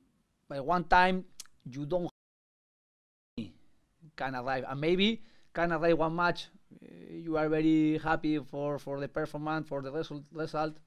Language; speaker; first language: English; non-native, learner; Spanish